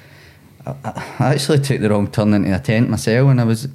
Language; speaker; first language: English; native; English